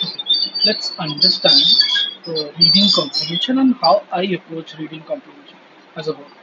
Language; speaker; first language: English; non-native, local second language; Hindi